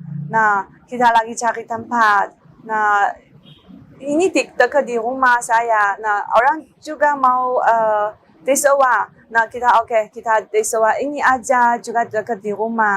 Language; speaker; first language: Indonesian; non-native, learner; Chinese